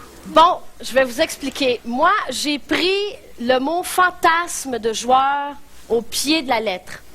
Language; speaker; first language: French; native; French